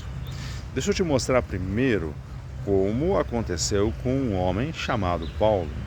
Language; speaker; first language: Portuguese; native; Portuguese